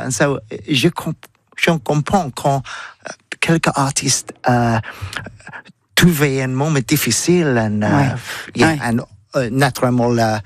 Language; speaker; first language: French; non-native, learner; English